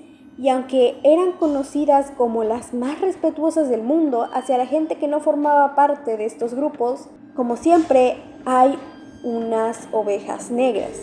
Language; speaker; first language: Spanish; native; Spanish